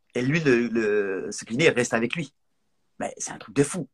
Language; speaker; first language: French; non-native, local second language; Arabic